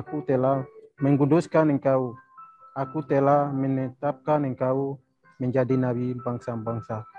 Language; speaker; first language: Indonesian; non-native, local second language; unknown